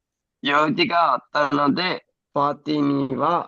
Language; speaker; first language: Japanese; non-native, learner; Sinhala